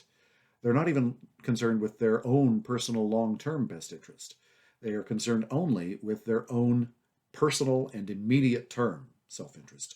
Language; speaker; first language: English; native; English